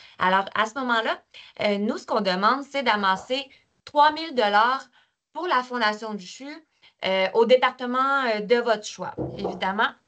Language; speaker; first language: French; native; French